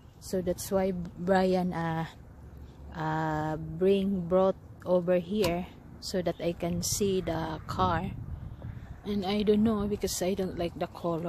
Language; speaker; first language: English; non-native, local second language; Cebuano